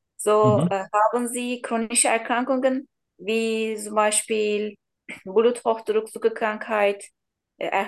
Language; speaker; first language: German; non-native, learner; Turkish